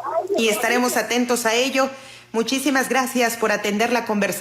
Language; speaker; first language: Spanish; native; Spanish